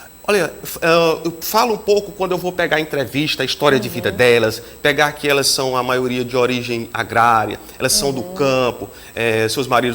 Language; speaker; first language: Portuguese; native; Portuguese